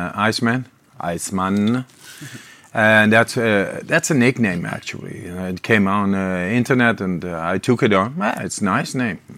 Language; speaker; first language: English; non-native, fluent; Dutch